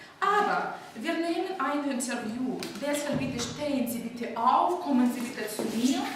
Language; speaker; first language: German; non-native, fluent; Ukrainian